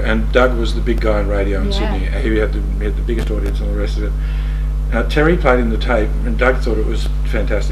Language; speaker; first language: English; native; English